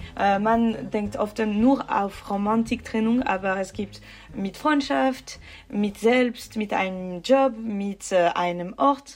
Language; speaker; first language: German; non-native, local second language; French